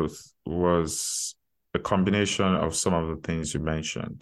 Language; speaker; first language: English; non-native, local second language; Yoruba